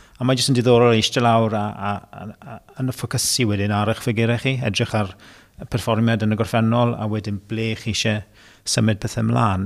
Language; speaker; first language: Welsh; native; Welsh